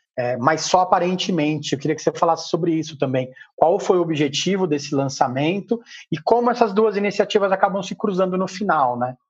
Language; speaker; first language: Portuguese; native; Portuguese